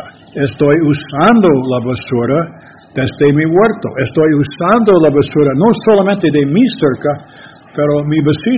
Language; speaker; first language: Spanish; non-native, learner; English